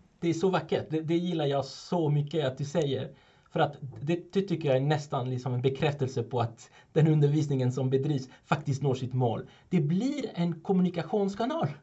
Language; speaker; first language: Swedish; non-native, fluent; French